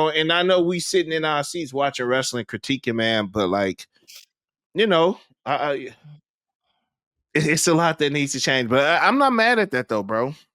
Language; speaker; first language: English; native; English